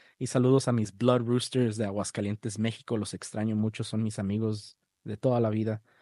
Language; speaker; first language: Spanish; early bilingual, other home language; English